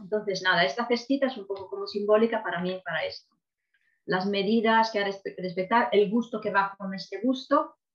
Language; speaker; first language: Spanish; non-native, fluent; Italian